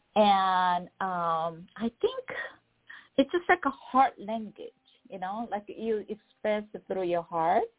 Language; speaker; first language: English; non-native, fluent; Korean